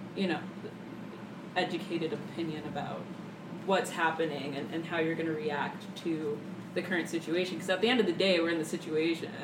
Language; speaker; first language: English; native; English